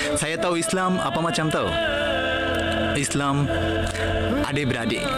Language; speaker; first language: Malay; non-native, learner; Bangla